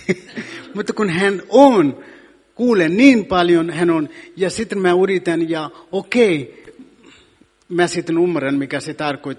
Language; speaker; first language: Finnish; non-native, fluent; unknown